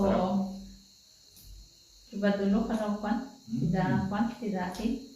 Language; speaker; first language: Indonesian; non-native, learner; Filipino